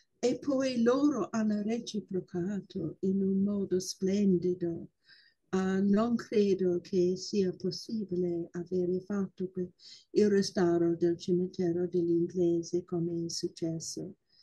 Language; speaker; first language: Italian; non-native, fluent; English